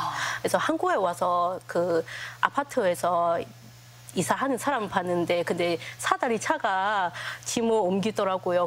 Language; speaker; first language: Korean; non-native, fluent; Thai